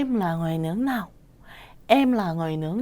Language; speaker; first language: Vietnamese; non-native, fluent; Korean